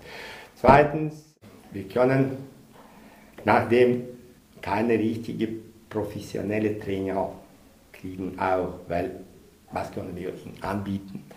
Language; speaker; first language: German; non-native, learner; Russian